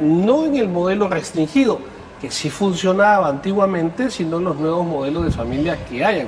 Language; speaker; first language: Spanish; native; Spanish